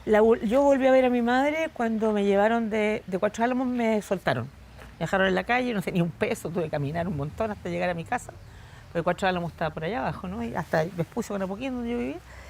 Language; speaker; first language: Spanish; native; Spanish